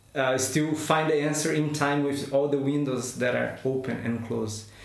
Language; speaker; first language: English; non-native, fluent; Portuguese